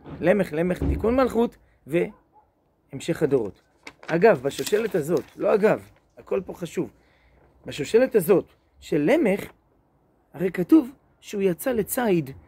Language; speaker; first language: Hebrew; native; Hebrew